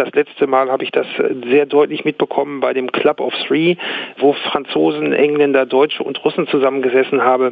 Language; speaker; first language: German; native; German